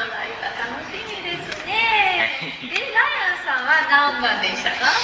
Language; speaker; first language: Japanese; native; Japanese